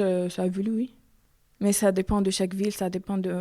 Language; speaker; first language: French; non-native, learner; Arabic